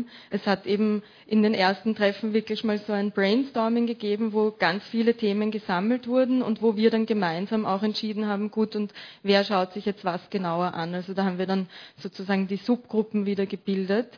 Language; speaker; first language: German; native; German